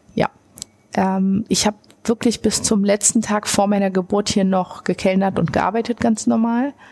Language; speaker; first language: German; native; German